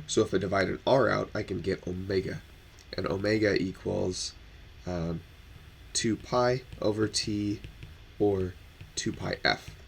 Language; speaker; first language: English; native; English